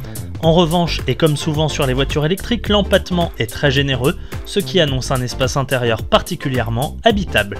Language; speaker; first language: French; native; French